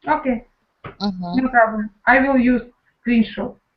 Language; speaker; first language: English; non-native, learner; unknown